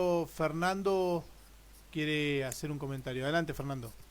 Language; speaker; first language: Spanish; native; Spanish